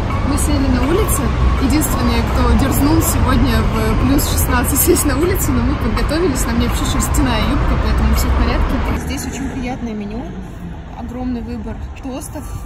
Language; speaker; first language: Russian; native; Russian